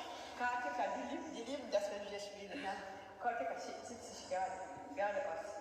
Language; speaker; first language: German; non-native, learner; Haitian Creole